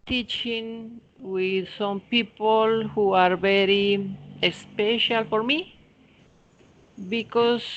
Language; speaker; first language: English; non-native, fluent; Spanish